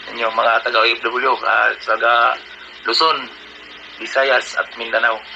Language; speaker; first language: Filipino; non-native, local second language; Cebuano